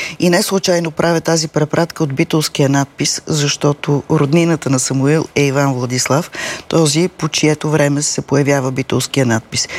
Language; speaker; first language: Bulgarian; native; Bulgarian